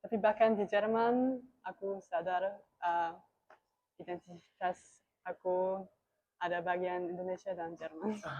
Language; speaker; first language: Indonesian; non-native, learner; German